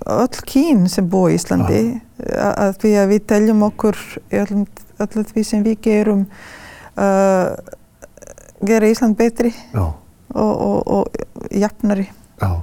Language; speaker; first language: Icelandic; non-native, fluent; Serbian